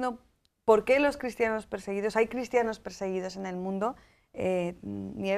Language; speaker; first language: Spanish; native; Spanish